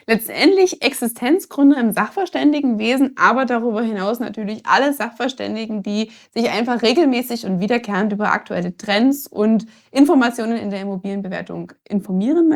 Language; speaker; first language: German; native; German